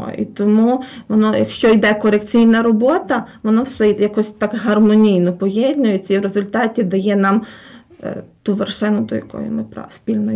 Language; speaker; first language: Ukrainian; native; Ukrainian